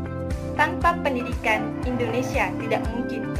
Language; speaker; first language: Indonesian; native; Indonesian